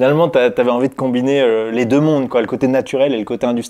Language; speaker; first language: French; native; French